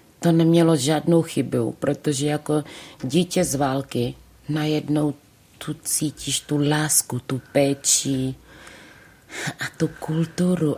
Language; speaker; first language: Czech; early bilingual, other home language; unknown